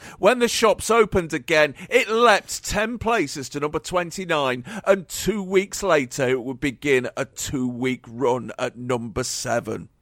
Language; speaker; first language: English; native; English